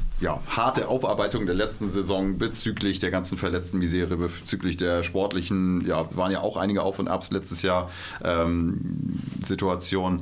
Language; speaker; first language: German; native; German